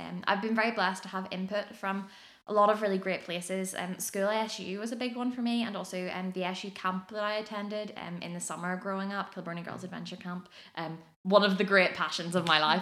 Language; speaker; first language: English; native; English